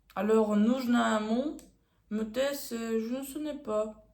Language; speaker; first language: French; non-native, learner; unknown